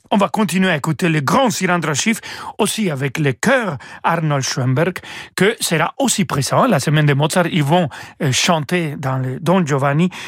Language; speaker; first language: French; non-native, fluent; Spanish